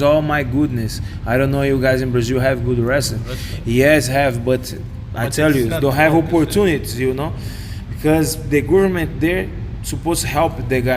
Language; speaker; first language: English; non-native, learner; Portuguese